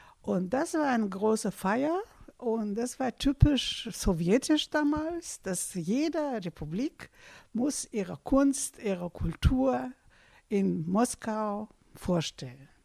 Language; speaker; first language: German; non-native, fluent; Russian